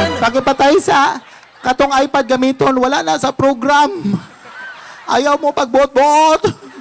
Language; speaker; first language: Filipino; non-native, local second language; Cebuano